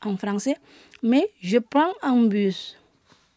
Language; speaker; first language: French; non-native, fluent; Indonesian